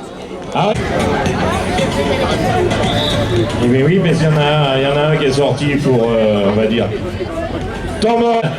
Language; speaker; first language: French; native; French